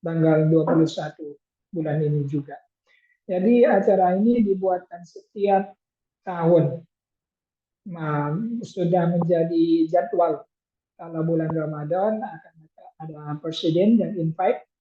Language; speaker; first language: Indonesian; non-native, fluent; Thai